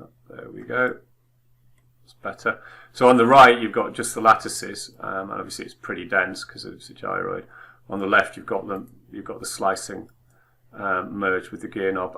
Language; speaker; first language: English; native; English